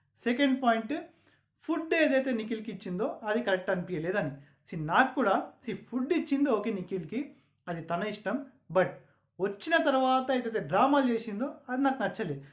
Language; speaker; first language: Telugu; non-native, local second language; Urdu